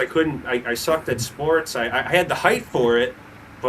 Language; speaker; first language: English; native; English